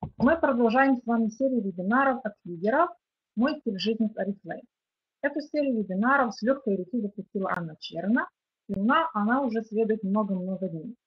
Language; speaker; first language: Russian; non-native, local second language; Ukrainian